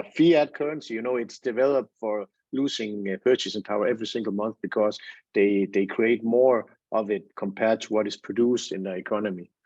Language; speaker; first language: English; non-native, fluent; Danish